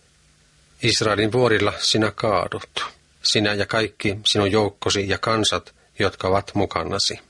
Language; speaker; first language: Finnish; native; Finnish